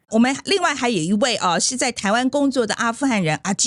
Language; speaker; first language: Chinese; native; Chinese